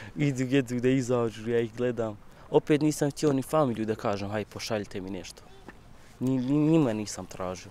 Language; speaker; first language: Croatian; non-native, learner; Kurdish